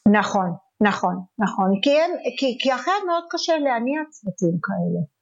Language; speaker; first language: Hebrew; non-native, fluent; English